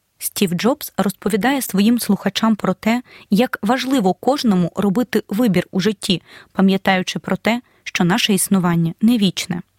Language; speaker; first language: Ukrainian; native; Ukrainian